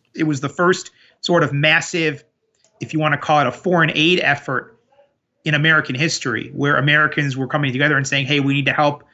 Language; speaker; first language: English; early bilingual, other home language; Armenian